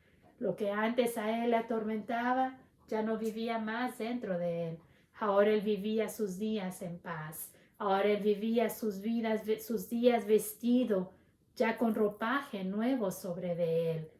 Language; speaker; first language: Spanish; native; Spanish